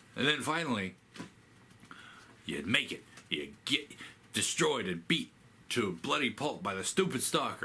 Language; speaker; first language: English; native; English